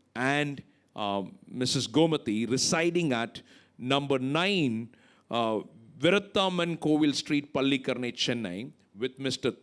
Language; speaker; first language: English; non-native, local second language; Tamil